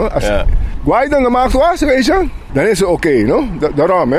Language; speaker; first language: Dutch; non-native, local second language; Papiamento